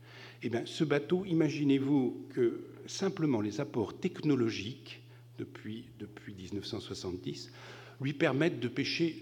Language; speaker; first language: French; native; French